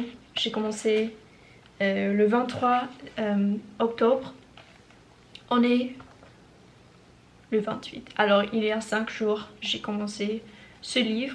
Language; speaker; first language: French; non-native, learner; English